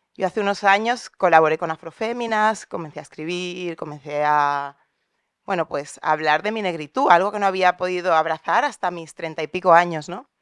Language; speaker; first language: Spanish; native; Spanish